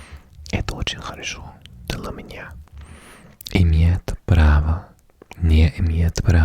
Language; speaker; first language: Russian; non-native, learner; English